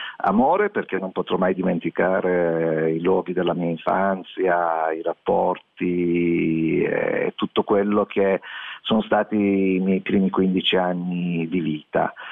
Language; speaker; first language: Italian; non-native, fluent; Persian